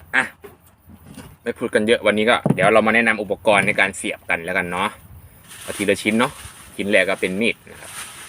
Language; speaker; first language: Thai; non-native, local second language; Northeastern Thai